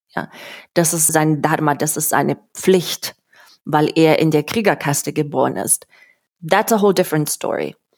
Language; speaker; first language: German; non-native, fluent; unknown